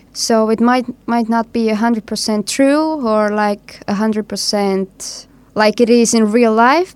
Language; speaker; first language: English; non-native, fluent; Estonian